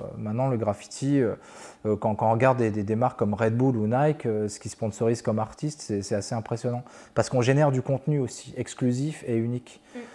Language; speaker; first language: French; native; French